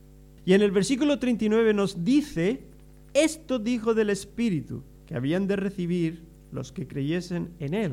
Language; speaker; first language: Spanish; native; Spanish